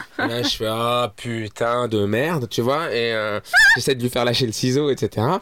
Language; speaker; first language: French; early bilingual, other home language; Arabic